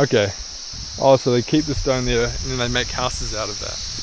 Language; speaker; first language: English; native; English